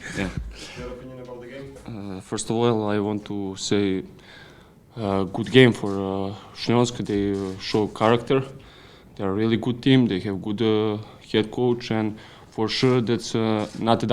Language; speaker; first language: English; non-native, learner; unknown